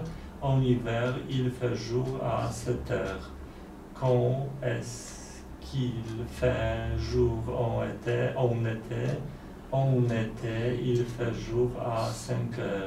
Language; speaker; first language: French; non-native, learner; Polish